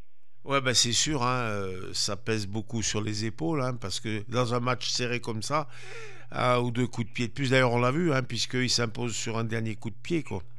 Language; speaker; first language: French; native; French